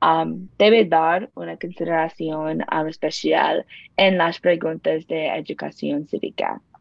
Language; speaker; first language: Spanish; non-native, learner; English